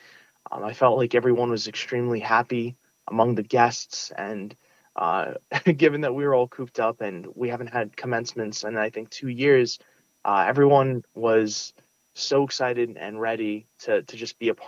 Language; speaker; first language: English; early bilingual, other home language; Russian